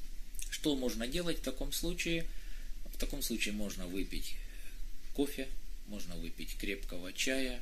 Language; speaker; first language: Russian; native; Russian